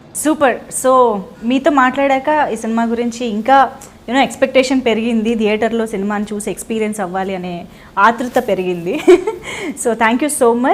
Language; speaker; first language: Telugu; native; Telugu